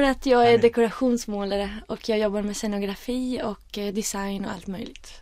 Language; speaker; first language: Swedish; early bilingual, other home language; Arabic